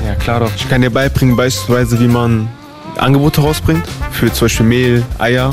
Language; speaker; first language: German; native; German